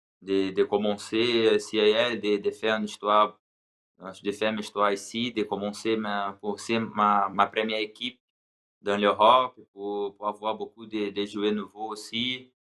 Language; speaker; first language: French; non-native, learner; Portuguese